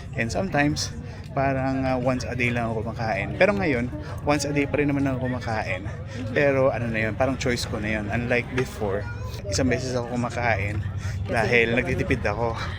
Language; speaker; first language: Filipino; native; Filipino